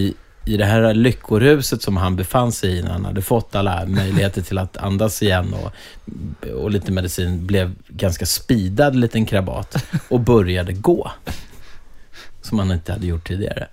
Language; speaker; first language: Swedish; native; Swedish